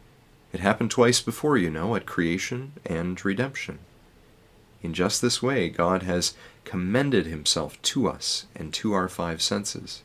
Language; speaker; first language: English; native; English